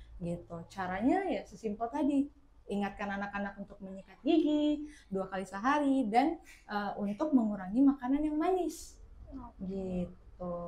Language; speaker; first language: Indonesian; native; Indonesian